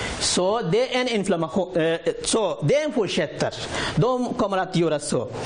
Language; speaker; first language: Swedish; non-native, learner; Rohingya